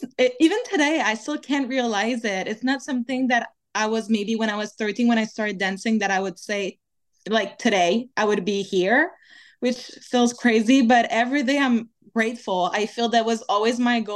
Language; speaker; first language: English; non-native, fluent; French